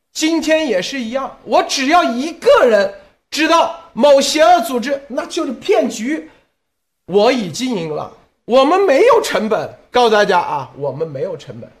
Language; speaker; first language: Chinese; native; Chinese